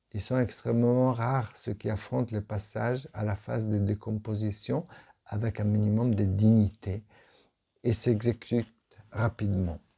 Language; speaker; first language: French; non-native, fluent; Italian